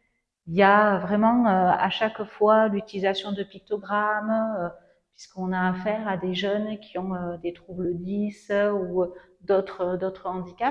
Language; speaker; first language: French; native; French